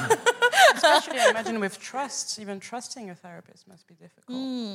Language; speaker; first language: English; non-native, fluent; French